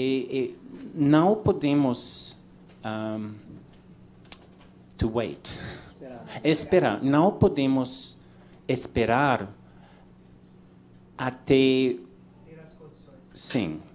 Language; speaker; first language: Portuguese; non-native, learner; English